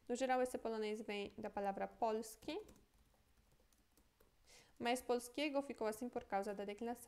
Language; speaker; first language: Portuguese; non-native, fluent; Polish